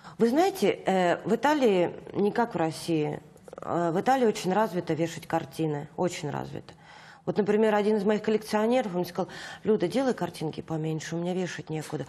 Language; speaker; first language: Russian; native; Russian